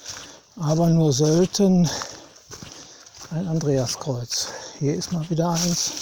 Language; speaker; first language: German; native; German